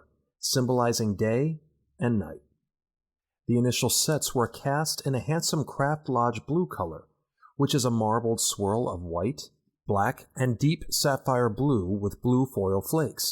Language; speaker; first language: English; native; English